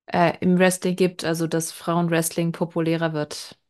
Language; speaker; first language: German; native; German